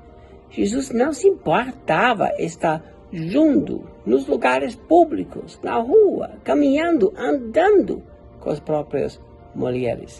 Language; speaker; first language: Portuguese; non-native, fluent; German